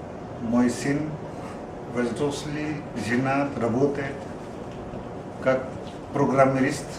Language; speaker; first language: Russian; non-native, learner; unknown